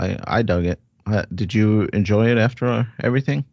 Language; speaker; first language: English; native; English